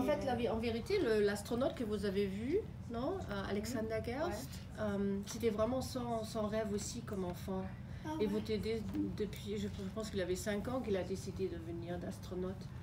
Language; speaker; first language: French; non-native, fluent; German